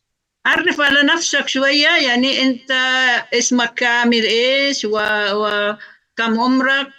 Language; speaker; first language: Arabic; non-native, fluent; Indonesian